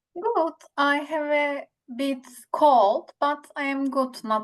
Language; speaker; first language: English; non-native, learner; Turkish